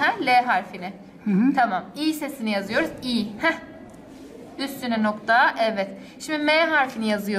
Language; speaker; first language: Turkish; native; Turkish